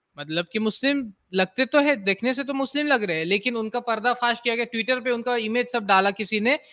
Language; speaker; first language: Hindi; native; Hindi